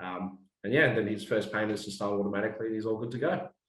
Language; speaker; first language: English; native; English